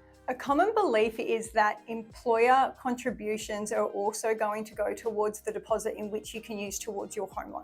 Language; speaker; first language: English; native; English